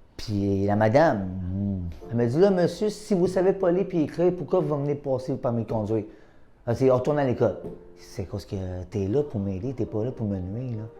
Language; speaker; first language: French; native; French